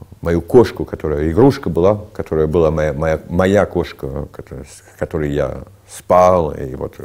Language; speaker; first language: Russian; early bilingual, heritage; Russian